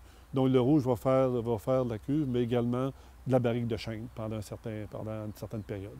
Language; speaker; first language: French; native; French